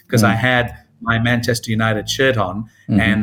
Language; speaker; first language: English; non-native, local second language; Tamil